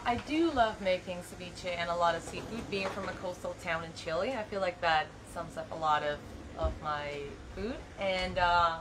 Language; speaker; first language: English; non-native, fluent; Spanish